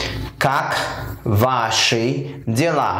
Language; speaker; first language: Russian; non-native, learner; English